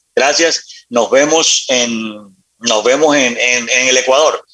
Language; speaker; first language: Spanish; native; Spanish